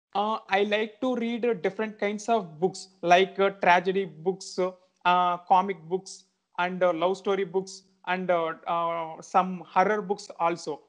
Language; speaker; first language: English; non-native, local second language; Telugu